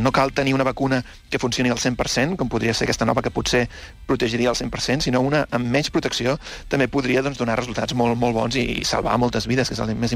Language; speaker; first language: Catalan; native; Catalan